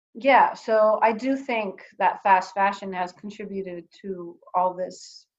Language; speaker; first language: English; early bilingual, other home language; Greek